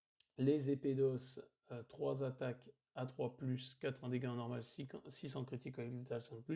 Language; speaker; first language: French; native; French